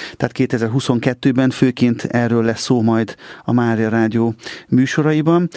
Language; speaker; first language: Hungarian; native; Hungarian